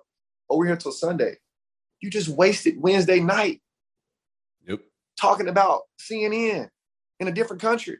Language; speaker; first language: English; native; English